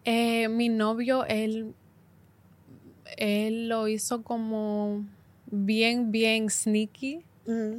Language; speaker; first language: Spanish; early bilingual, heritage; Spanish